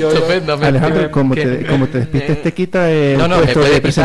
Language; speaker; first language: Spanish; native; Spanish